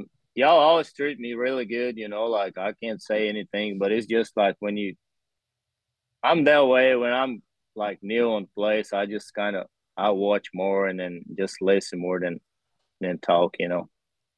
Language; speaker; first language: English; non-native, fluent; Portuguese